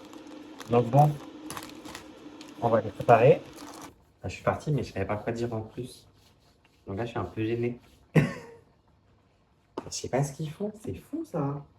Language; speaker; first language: French; native; French